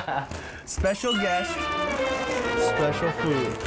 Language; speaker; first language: English; non-native, learner; Korean